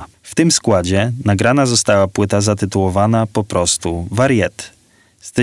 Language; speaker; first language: Polish; native; Polish